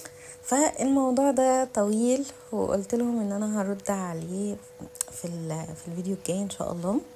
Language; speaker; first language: Arabic; native; Arabic